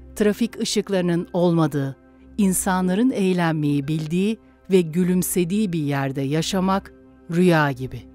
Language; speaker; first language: Turkish; native; Turkish